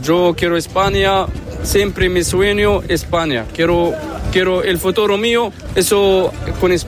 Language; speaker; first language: Spanish; non-native, learner; Arabic